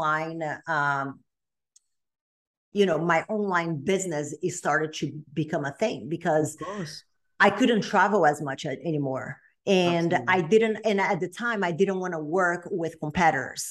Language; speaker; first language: English; non-native, fluent; Portuguese